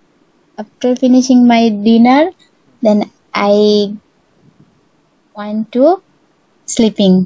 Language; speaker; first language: English; non-native, learner; Bangla